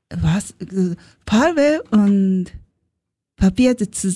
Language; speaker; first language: German; non-native, learner; Japanese